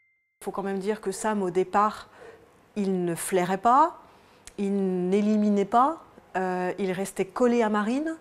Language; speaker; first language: French; native; French